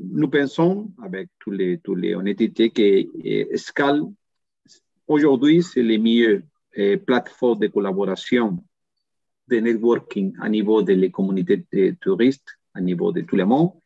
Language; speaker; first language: French; non-native, learner; Spanish